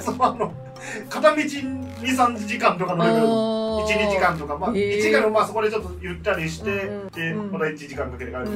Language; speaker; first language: Japanese; native; Japanese